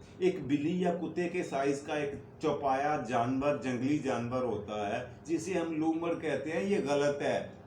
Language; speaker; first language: Urdu; native; Urdu